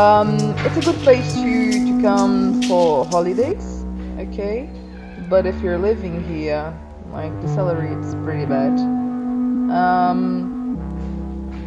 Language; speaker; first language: English; non-native, fluent; Portuguese